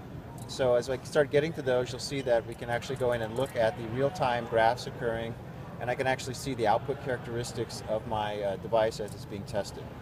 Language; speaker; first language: English; native; English